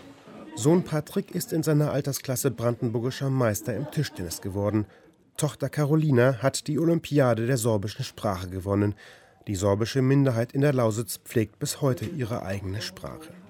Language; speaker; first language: German; native; German